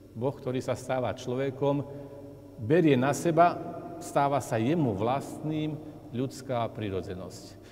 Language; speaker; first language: Slovak; native; Slovak